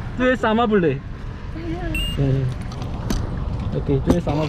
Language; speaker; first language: Spanish; non-native, learner; Korean